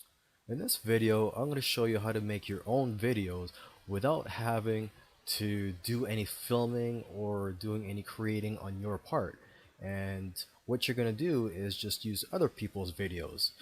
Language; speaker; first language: English; native; English